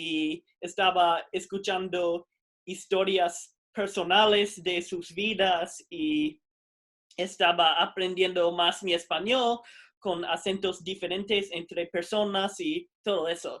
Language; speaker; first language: Spanish; non-native, fluent; English